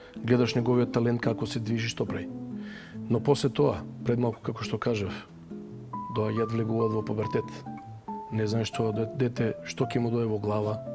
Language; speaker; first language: Macedonian; native; Macedonian